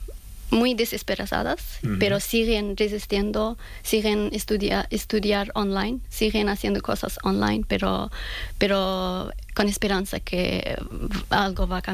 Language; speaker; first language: Spanish; non-native, learner; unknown